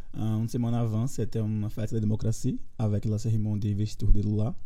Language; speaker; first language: French; non-native, learner; Portuguese